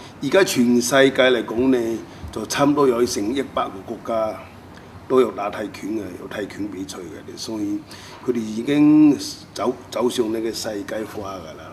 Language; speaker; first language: Cantonese; non-native, local second language; Min Nan Chinese